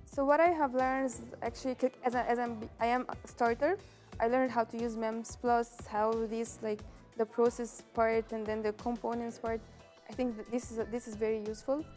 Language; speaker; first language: English; non-native, fluent; Arabic